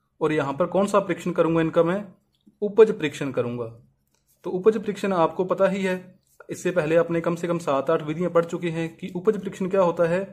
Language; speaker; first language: Hindi; native; Hindi